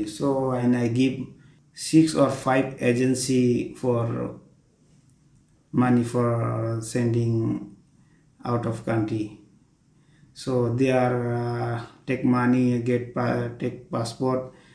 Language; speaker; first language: English; non-native, learner; Bangla